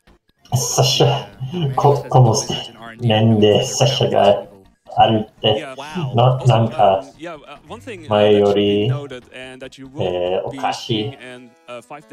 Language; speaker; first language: Japanese; non-native, learner; English